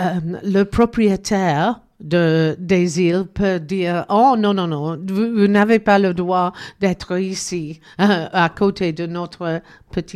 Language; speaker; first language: French; non-native, learner; English